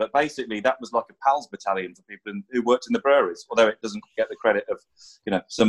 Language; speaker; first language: English; native; English